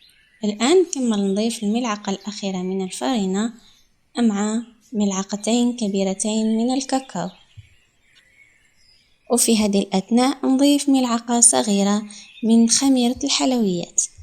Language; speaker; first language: Arabic; native; Arabic